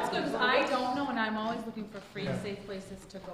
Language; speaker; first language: English; native; English